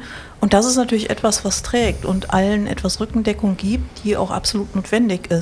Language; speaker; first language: German; native; German